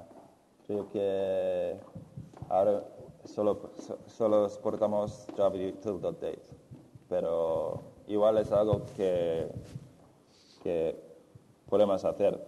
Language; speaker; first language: Spanish; non-native, fluent; English